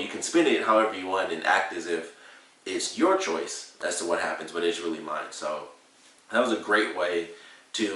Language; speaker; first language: English; native; English